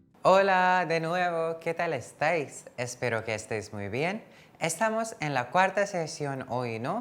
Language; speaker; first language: Spanish; non-native, fluent; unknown